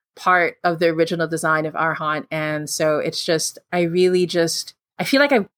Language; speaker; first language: English; non-native, local second language; Filipino